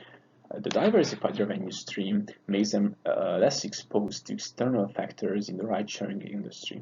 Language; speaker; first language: English; non-native, fluent; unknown